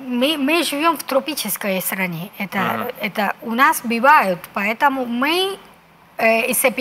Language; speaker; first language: Russian; non-native, fluent; Spanish